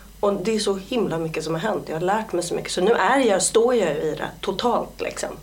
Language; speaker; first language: Swedish; early bilingual, other home language; Polish